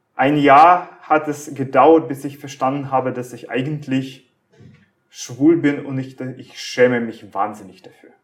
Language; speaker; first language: German; non-native, fluent; Russian